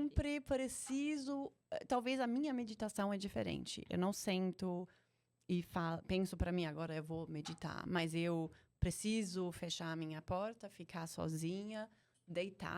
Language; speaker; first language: Portuguese; non-native, fluent; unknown